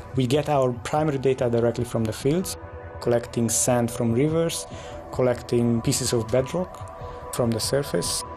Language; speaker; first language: English; non-native, fluent; Romanian